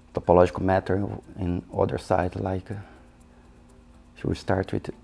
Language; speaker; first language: English; non-native, fluent; Portuguese